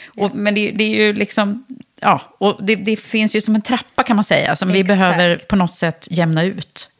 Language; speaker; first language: Swedish; native; Swedish